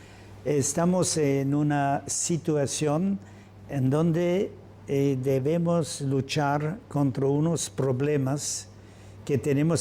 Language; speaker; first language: Spanish; non-native, fluent; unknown